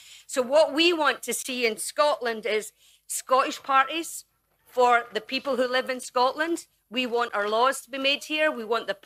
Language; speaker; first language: English; native; English